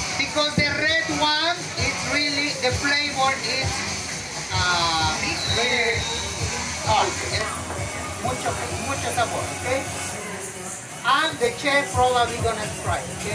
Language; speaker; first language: English; non-native, fluent; Spanish